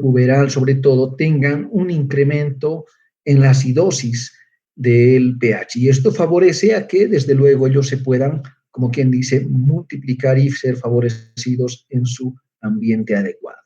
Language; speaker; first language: Spanish; native; Spanish